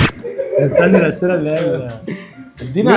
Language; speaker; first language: Arabic; native; Arabic